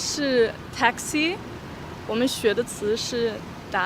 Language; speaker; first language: Chinese; non-native, fluent; German